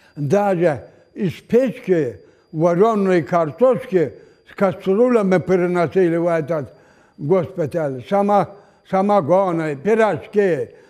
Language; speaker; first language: Russian; non-native, local second language; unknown